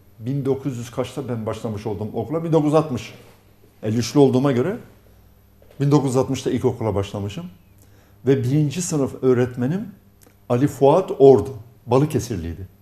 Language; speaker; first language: Turkish; non-native, local second language; Arabic